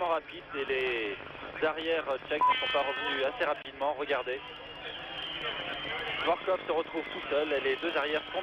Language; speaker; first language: French; native; French